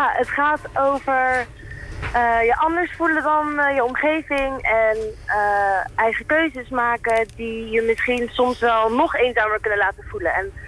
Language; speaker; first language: Dutch; native; Dutch